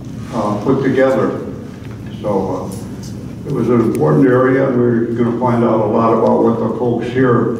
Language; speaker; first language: English; native; English